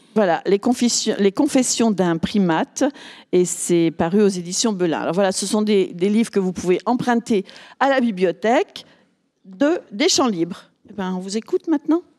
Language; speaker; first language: French; native; French